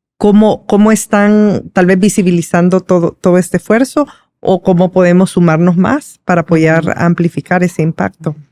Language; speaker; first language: Spanish; native; Spanish